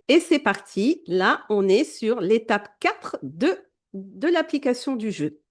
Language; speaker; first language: French; native; French